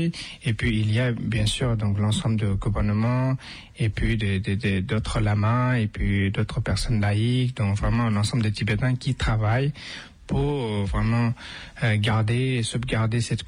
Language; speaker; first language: French; non-native, fluent; Tibetan